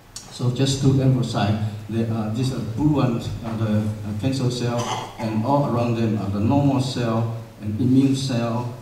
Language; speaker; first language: English; non-native, fluent; Chinese